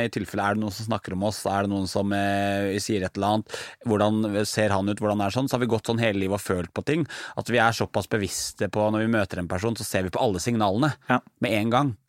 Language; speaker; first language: Norwegian; native; Norwegian